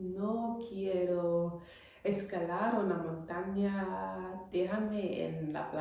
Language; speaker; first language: Spanish; non-native, learner; English